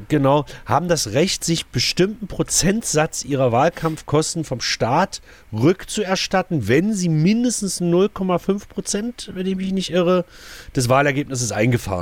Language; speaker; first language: German; native; German